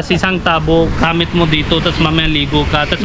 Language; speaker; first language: Filipino; non-native, learner; Hindi